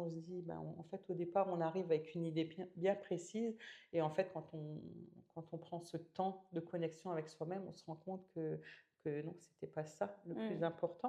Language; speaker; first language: French; native; French